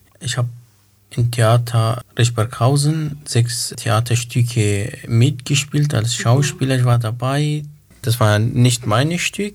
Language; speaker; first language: German; non-native, learner; Kurdish